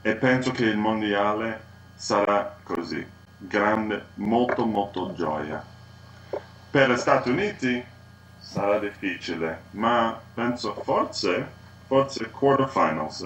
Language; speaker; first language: Italian; non-native, learner; English